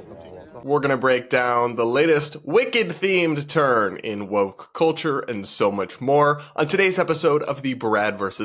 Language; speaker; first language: English; native; English